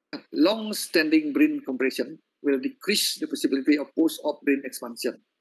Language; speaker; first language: English; non-native, fluent; Indonesian